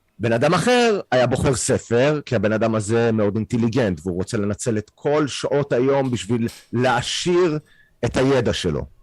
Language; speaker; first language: Hebrew; non-native, fluent; English